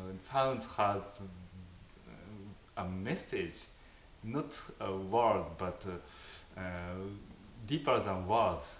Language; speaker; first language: English; non-native, fluent; Japanese